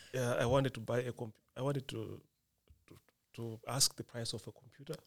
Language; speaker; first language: English; non-native, local second language; Nyanja